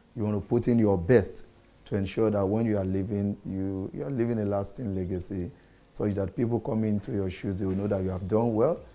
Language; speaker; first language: English; non-native, local second language; Yoruba